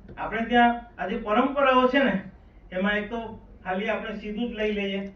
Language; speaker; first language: Gujarati; non-native, local second language; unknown